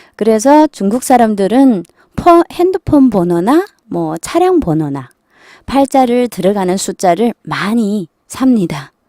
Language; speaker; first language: Korean; non-native, fluent; Chinese